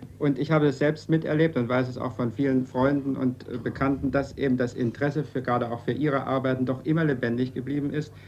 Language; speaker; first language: German; native; German